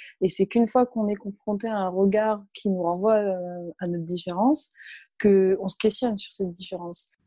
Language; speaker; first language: French; early bilingual, other home language; Arabic